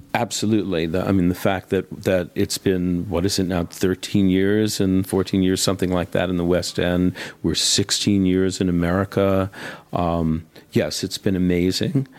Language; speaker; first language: English; native; English